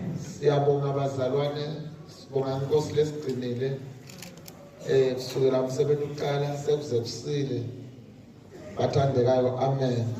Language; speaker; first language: Zulu; non-native, local second language; Swati